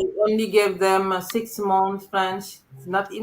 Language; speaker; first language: English; non-native, learner; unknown